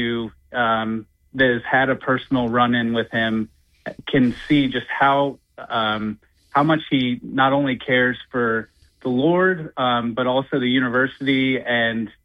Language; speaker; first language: English; native; English